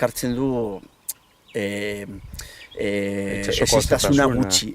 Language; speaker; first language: Basque; non-native, local second language; Spanish